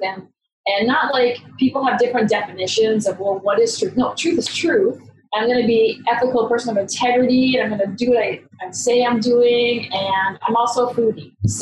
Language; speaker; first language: English; native; English